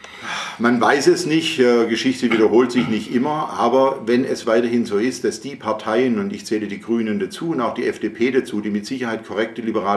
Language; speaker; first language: German; native; German